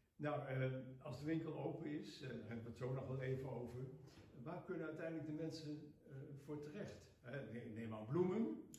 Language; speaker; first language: Dutch; native; Dutch